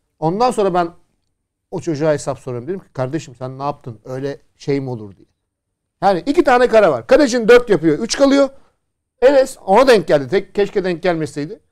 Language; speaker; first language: Turkish; native; Turkish